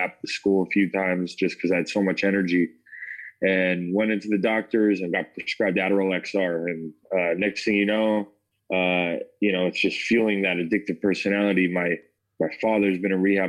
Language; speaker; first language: English; native; English